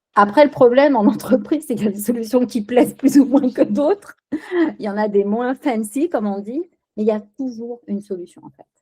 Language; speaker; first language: French; early bilingual, other home language; Spanish